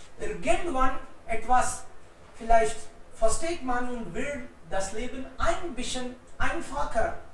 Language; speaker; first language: German; non-native, fluent; Hindi